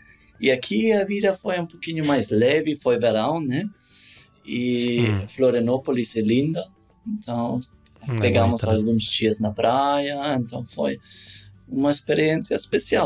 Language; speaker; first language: Portuguese; non-native, learner; German